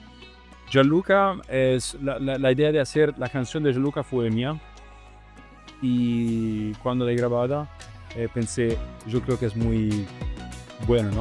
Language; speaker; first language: Spanish; non-native, learner; Italian